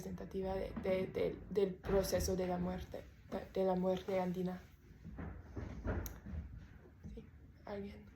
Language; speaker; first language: Spanish; non-native, learner; English